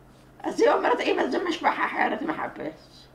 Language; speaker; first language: Hebrew; non-native, learner; Arabic